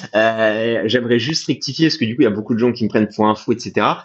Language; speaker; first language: French; native; French